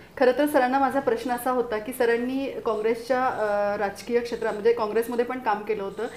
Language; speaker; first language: Marathi; native; Marathi